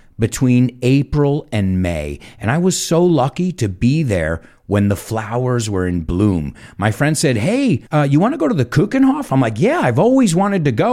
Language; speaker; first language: English; early bilingual, other home language; Spanish